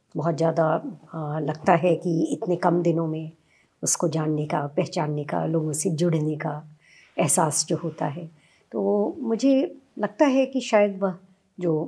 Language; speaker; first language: Hindi; native; Hindi